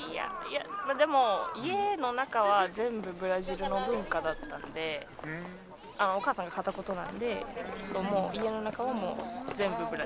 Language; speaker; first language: Japanese; non-native, local second language; Portuguese